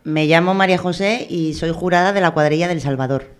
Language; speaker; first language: Spanish; native; Spanish